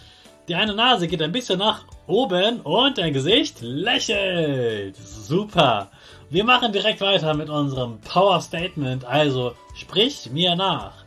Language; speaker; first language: German; native; German